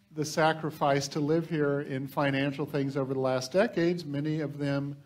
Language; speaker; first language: English; native; English